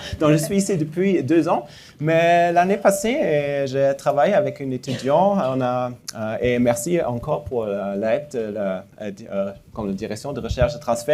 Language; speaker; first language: French; non-native, fluent; German